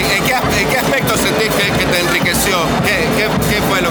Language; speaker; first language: Spanish; native; Spanish